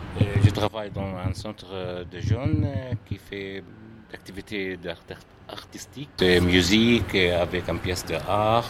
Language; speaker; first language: French; non-native, learner; Arabic